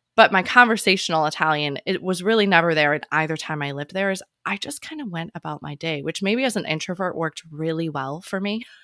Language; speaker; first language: English; native; English